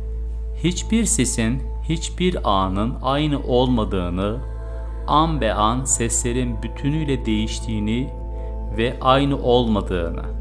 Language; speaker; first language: Turkish; native; Turkish